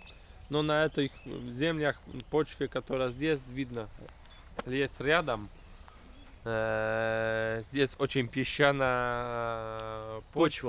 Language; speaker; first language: Russian; non-native, fluent; Polish